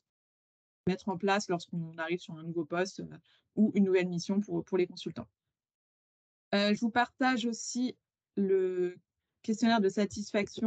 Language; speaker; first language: French; native; French